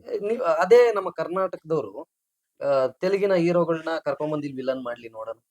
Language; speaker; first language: Kannada; native; Kannada